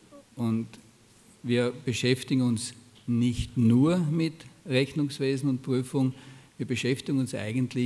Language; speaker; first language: German; native; German